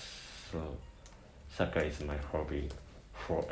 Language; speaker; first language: English; non-native, learner; Japanese